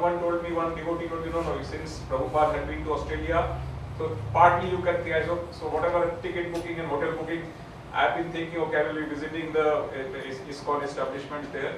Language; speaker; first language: English; non-native, local second language; Hindi